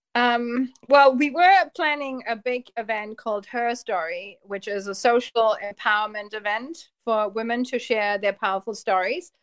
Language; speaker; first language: English; early bilingual, heritage; Polish